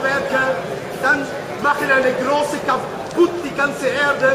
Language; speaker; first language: German; non-native, learner; Spanish